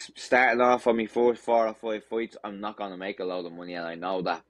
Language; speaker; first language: English; native; English